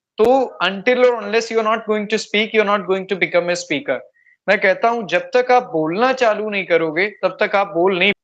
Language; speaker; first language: Hindi; native; Hindi